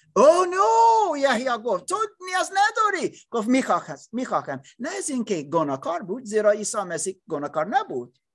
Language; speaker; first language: Persian; non-native, learner; English